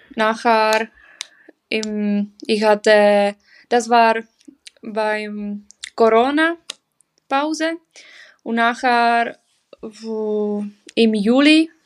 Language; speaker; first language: German; non-native, learner; Czech